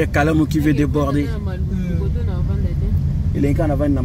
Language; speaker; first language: French; non-native, local second language; Lingala